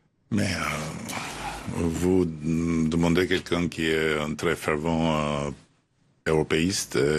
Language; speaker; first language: French; non-native, fluent; Albanian